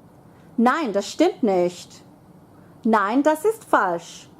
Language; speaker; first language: German; non-native, fluent; English